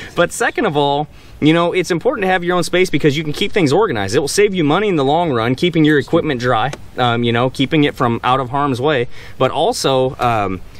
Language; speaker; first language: English; native; English